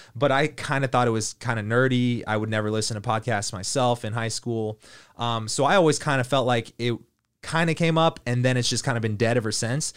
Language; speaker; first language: English; native; English